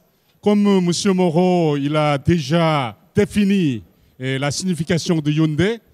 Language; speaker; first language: French; non-native, learner; Korean